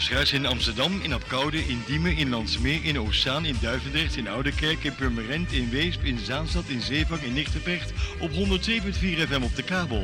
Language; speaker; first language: Dutch; native; Dutch